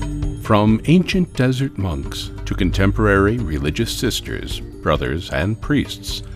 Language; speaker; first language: English; native; English